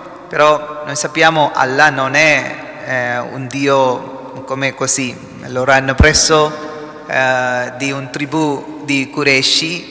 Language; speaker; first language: Italian; non-native, fluent; Malayalam